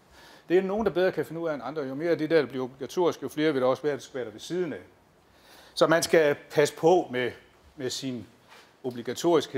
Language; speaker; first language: Danish; native; Danish